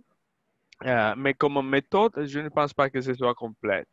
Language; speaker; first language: French; non-native, fluent; Spanish